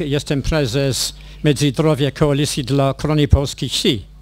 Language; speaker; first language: Polish; non-native, learner; English